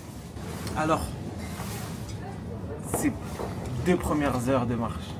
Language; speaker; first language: French; native; French